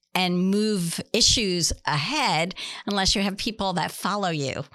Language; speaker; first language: English; native; English